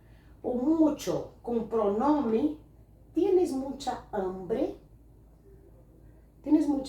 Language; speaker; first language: Spanish; non-native, fluent; Portuguese